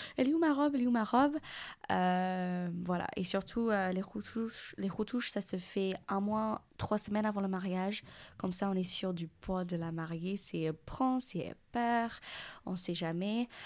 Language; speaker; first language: French; non-native, fluent; English